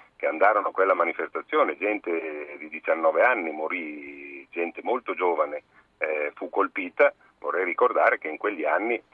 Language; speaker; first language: Italian; native; Italian